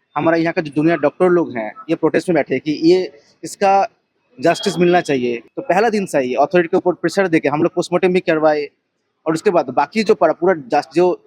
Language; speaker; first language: Hindi; non-native, local second language; Bangla